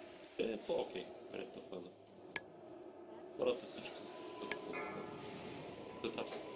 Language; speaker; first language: Bulgarian; native; Bulgarian